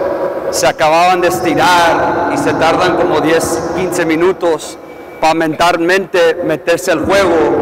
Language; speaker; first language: Spanish; early bilingual, heritage; English